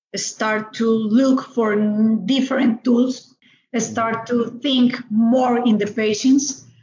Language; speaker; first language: English; non-native, learner; Spanish